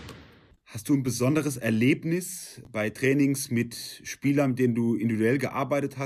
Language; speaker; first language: German; native; German